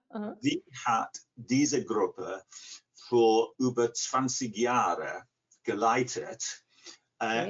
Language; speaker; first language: German; non-native, fluent; English